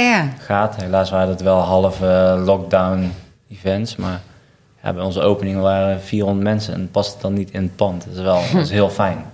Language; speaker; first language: Dutch; native; Dutch